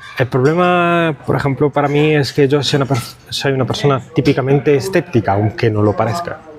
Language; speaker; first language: Spanish; non-native, fluent; Italian